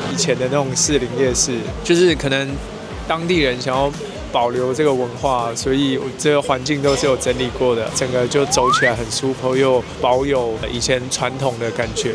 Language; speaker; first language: Chinese; native; Chinese